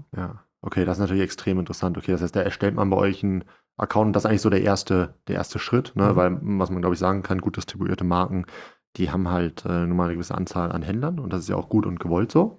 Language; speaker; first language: German; native; German